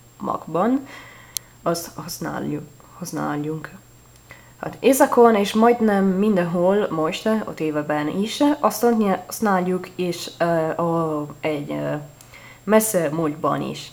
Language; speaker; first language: Hungarian; non-native, learner; Italian